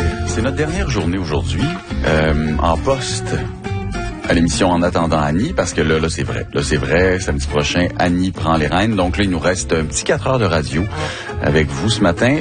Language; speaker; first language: French; native; French